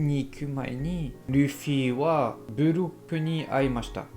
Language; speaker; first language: Japanese; non-native, learner; French